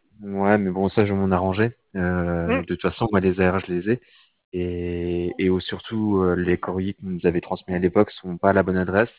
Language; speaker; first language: French; native; French